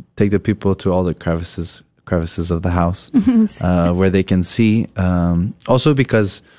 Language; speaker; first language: English; native; English